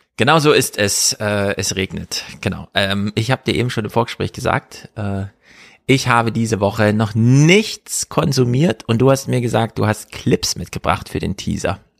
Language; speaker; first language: German; native; German